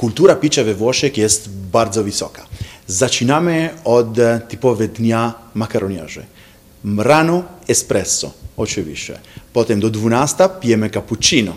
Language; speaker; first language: Polish; non-native, fluent; Italian